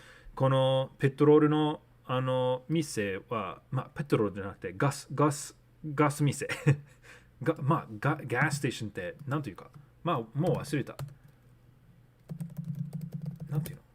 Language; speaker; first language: Japanese; non-native, learner; English